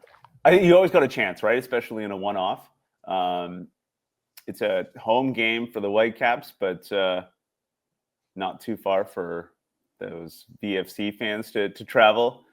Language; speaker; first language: English; native; English